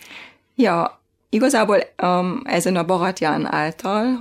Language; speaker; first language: Hungarian; non-native, fluent; German